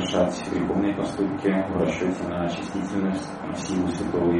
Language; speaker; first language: Russian; native; Russian